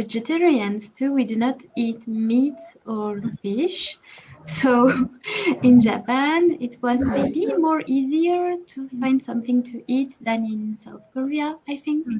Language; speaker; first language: English; non-native, learner; French